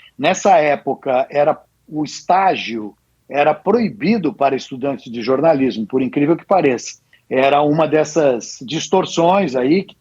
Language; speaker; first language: Portuguese; native; Portuguese